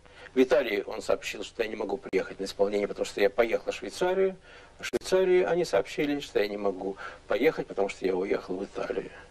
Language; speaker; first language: Russian; native; Russian